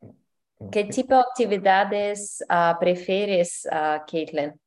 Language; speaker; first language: Spanish; non-native, learner; English